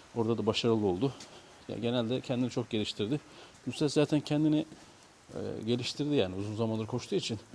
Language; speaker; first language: Turkish; native; Turkish